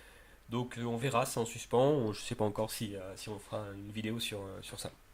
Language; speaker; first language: French; native; French